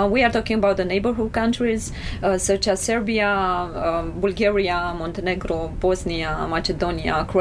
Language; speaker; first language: English; non-native, fluent; Romanian